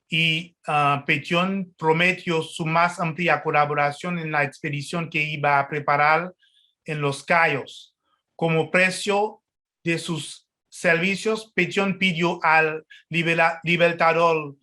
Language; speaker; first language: Spanish; non-native, fluent; French